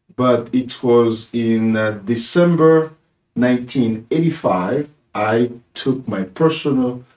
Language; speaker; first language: English; non-native, fluent; Haitian Creole